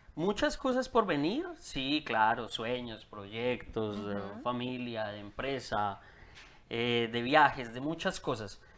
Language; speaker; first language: Spanish; native; Spanish